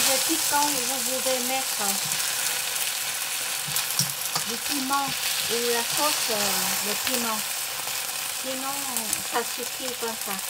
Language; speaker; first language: French; non-native, learner; Vietnamese